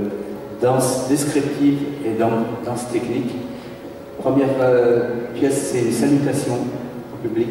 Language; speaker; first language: French; non-native, fluent; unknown